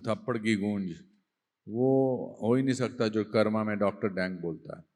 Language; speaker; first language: Hindi; native; Hindi